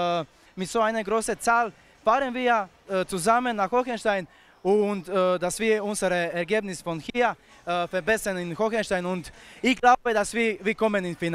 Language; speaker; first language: German; non-native, fluent; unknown